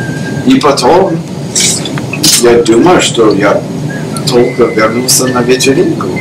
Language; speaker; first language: Russian; non-native, learner; English